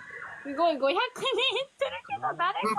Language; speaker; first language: Japanese; native; Japanese